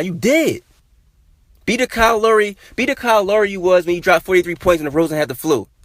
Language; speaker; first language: English; native; English